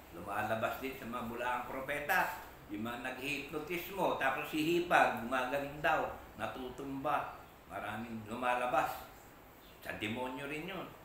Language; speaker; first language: Filipino; non-native, local second language; Iloko